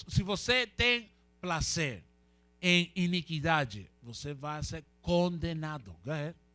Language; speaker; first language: Portuguese; non-native, learner; Spanish